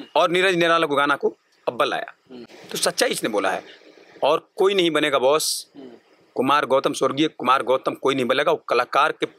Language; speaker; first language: Hindi; native; Hindi